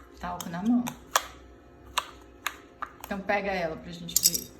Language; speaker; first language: Portuguese; native; Portuguese